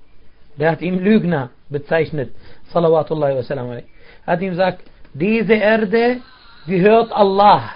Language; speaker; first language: German; non-native, fluent; Arabic